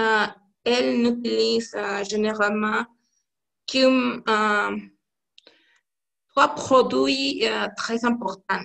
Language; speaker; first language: French; non-native, learner; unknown